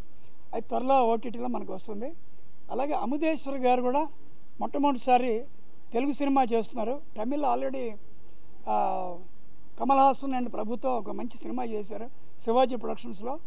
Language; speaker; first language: Telugu; native; Telugu